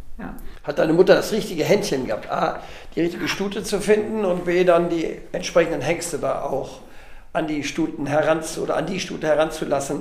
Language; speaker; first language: German; native; German